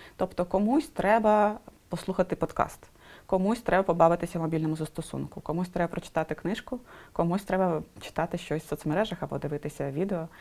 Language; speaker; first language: Ukrainian; non-native, local second language; Russian